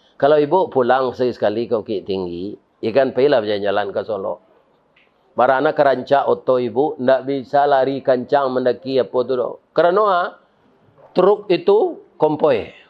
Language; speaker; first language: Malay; non-native, local second language; Minangkabau